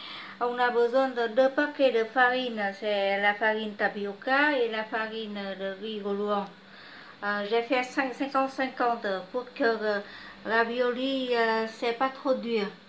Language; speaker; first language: French; non-native, learner; Vietnamese